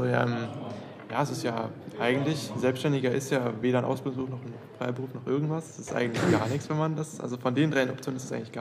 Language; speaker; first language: German; native; German